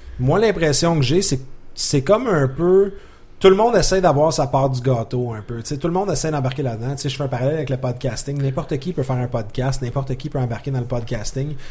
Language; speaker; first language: French; native; French